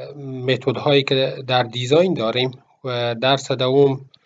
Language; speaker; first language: Persian; native; Persian